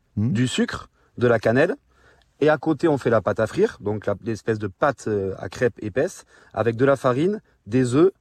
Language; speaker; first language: French; native; French